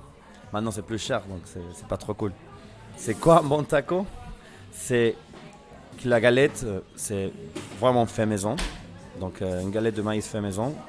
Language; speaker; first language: French; non-native, fluent; Spanish